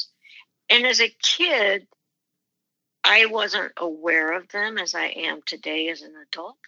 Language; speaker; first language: English; native; English